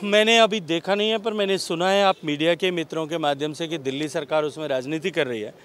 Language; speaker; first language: Hindi; native; Hindi